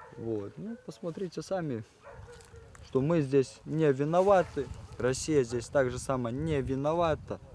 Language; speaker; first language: Russian; native; Russian